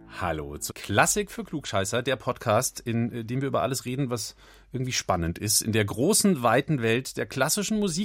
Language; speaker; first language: German; native; German